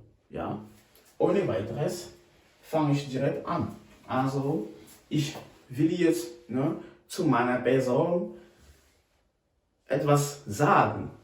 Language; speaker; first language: German; non-native, fluent; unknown